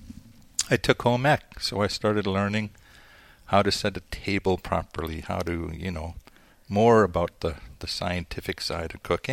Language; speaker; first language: English; non-native, fluent; Cree